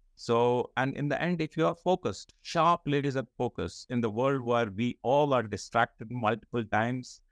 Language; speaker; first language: English; non-native, local second language; Kashmiri